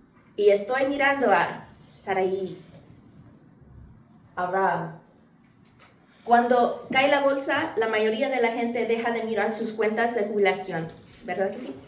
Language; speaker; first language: Spanish; early bilingual, heritage; English